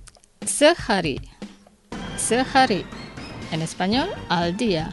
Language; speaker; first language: Spanish; non-native, learner; Indonesian